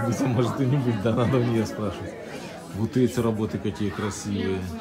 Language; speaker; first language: Russian; native; Russian